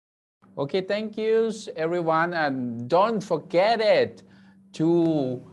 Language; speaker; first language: English; non-native, learner; Thai